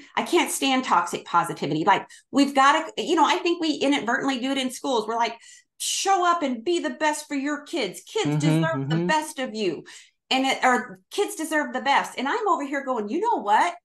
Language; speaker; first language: English; native; English